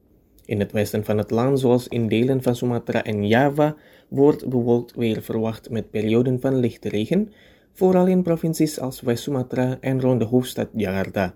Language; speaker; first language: Dutch; non-native, fluent; Indonesian